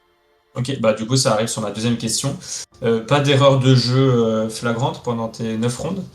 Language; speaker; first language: French; native; French